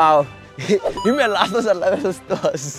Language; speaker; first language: Greek; native; Greek